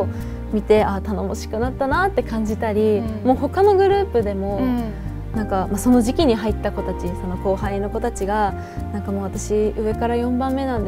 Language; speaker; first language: Japanese; native; Japanese